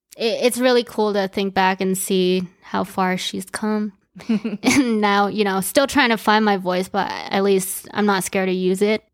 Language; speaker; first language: English; early bilingual, other home language; Chinese